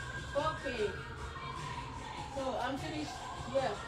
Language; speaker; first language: English; non-native, learner; French